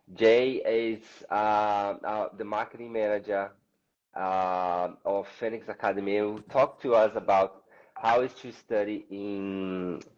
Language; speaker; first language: English; non-native, fluent; Portuguese